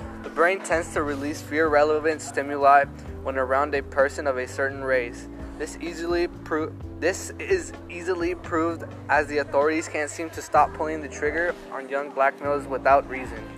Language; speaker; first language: English; early bilingual, other home language; Spanish